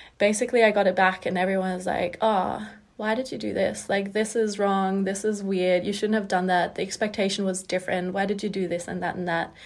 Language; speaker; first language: English; non-native, fluent; German